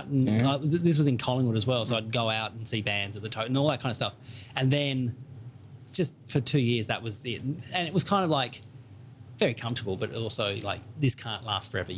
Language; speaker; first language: English; native; English